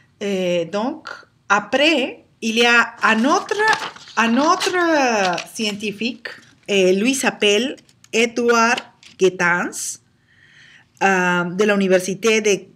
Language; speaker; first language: French; non-native, learner; Spanish